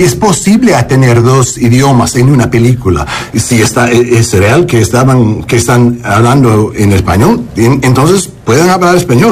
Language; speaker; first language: Spanish; non-native, learner; English